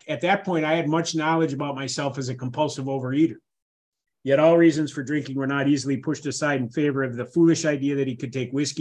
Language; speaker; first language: English; native; English